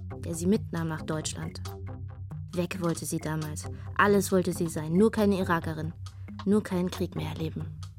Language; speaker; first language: German; native; German